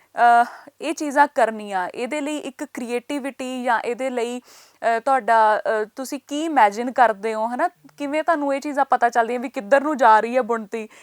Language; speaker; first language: Punjabi; native; Punjabi